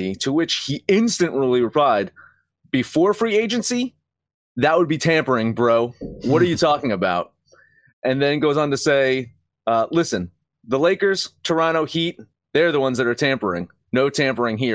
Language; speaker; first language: English; native; English